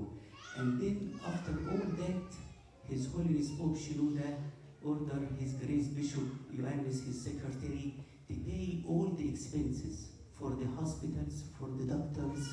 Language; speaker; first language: English; non-native, fluent; Arabic